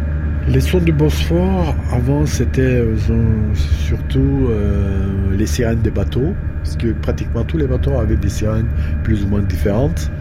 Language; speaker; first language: French; non-native, fluent; Turkish